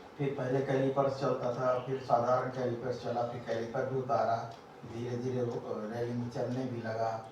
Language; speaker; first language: Hindi; native; Hindi